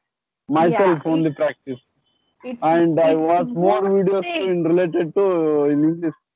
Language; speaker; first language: English; non-native, learner; Kannada